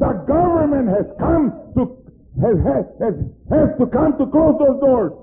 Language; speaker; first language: English; non-native, fluent; Spanish